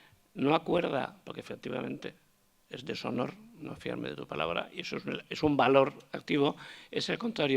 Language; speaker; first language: Spanish; native; Spanish